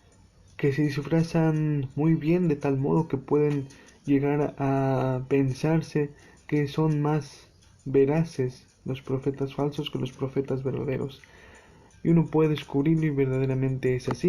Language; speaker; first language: Spanish; native; Spanish